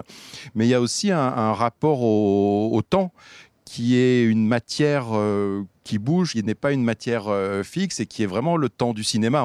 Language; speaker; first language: French; native; French